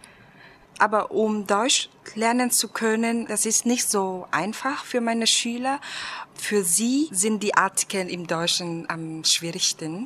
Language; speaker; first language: German; non-native, fluent; Vietnamese